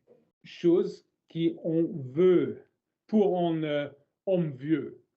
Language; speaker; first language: French; non-native, learner; English